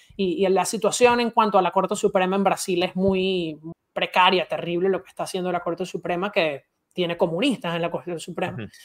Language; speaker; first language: Spanish; native; Spanish